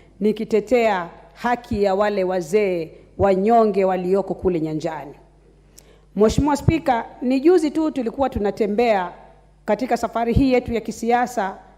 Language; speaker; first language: Swahili; native; Swahili